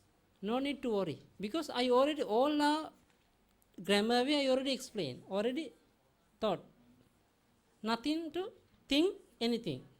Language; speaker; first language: English; non-native, learner; Sinhala